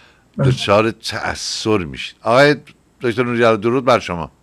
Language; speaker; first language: Persian; native; Persian